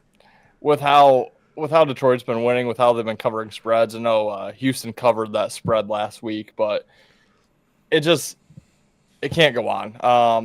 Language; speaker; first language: English; native; English